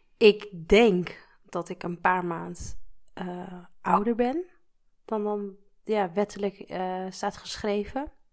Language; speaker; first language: Dutch; native; Dutch